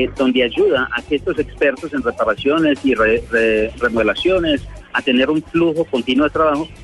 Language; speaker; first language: Spanish; early bilingual, heritage; Spanish